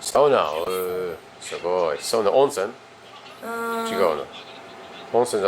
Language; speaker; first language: Japanese; non-native, learner; English